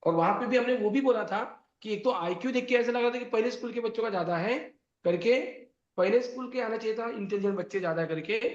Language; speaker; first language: Hindi; non-native, local second language; Marathi